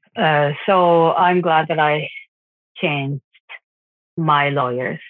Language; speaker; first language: English; non-native, fluent; Japanese